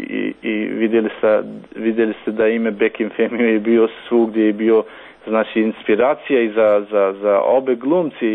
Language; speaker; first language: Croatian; non-native, local second language; Albanian